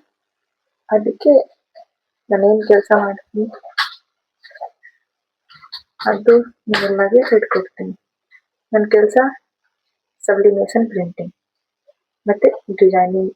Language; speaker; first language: Kannada; non-native, learner; Hindi